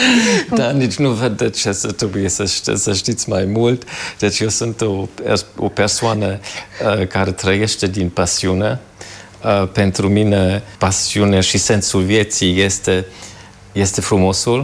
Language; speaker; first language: Romanian; non-native, fluent; German